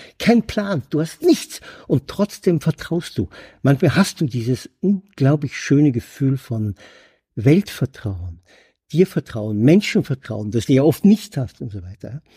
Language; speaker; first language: German; native; German